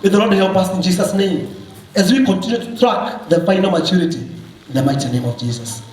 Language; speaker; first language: English; non-native, local second language; Swahili